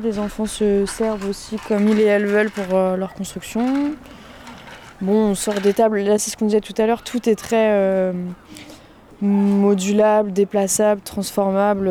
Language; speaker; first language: French; native; French